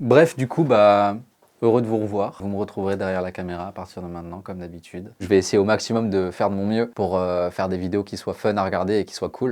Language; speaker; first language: French; native; French